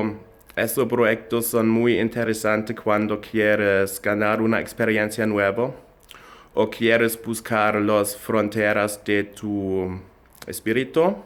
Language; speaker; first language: Spanish; non-native, learner; German